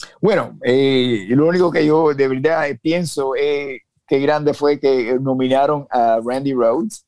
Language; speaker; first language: Spanish; native; Spanish